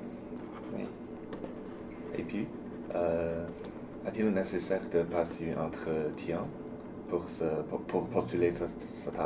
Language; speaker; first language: French; non-native, learner; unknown